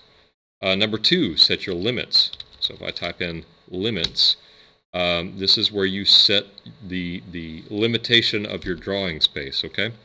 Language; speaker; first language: English; native; English